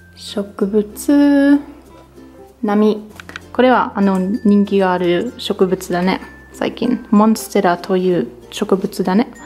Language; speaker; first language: Japanese; non-native, learner; German